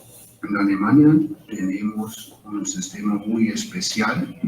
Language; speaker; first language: Spanish; non-native, fluent; German